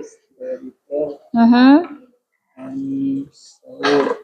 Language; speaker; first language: English; non-native, learner; Indonesian